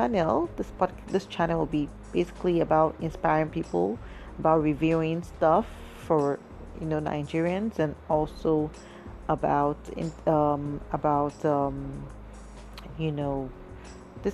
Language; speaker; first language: English; non-native, local second language; Yoruba